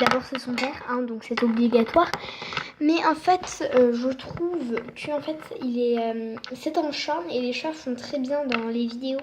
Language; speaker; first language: French; native; French